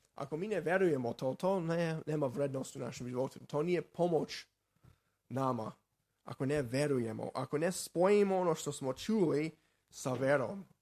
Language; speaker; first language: Serbian; non-native, fluent; Slovak